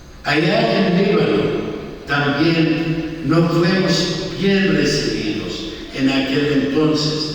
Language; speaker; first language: Spanish; non-native, fluent; Arabic